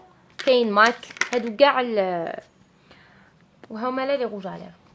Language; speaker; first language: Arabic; native; Arabic